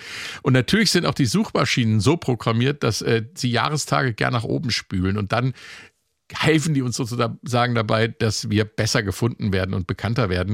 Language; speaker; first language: German; native; German